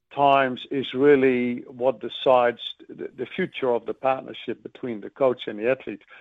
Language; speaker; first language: English; non-native, fluent; Dutch